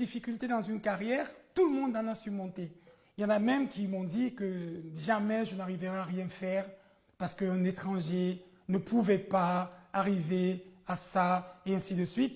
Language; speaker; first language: French; early bilingual, other home language; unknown